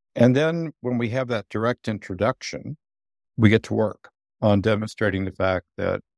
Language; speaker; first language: English; native; English